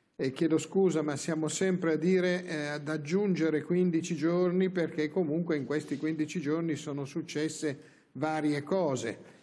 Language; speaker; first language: Italian; native; Italian